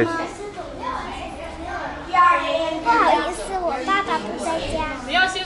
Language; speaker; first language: Chinese; non-native, learner; Russian